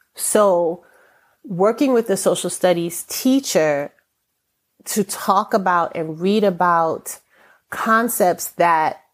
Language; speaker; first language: English; native; English